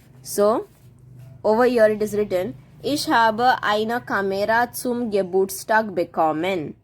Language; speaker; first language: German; non-native, fluent; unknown